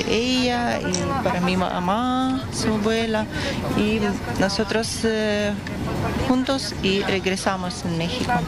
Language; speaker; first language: Spanish; non-native, learner; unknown